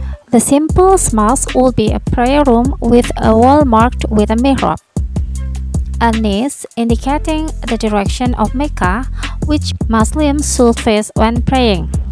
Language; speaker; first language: English; non-native, fluent; Indonesian